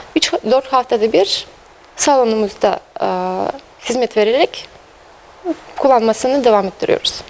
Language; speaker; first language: Turkish; non-native, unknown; Russian